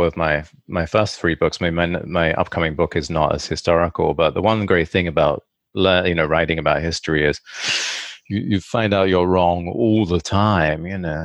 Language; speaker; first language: English; native; English